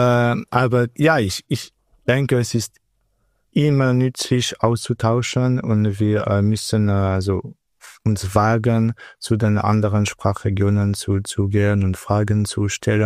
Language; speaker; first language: German; non-native, local second language; French